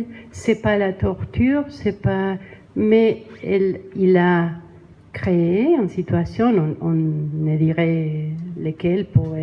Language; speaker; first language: French; non-native, learner; Spanish